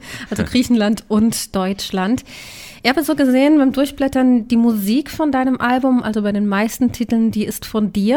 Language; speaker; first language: German; native; German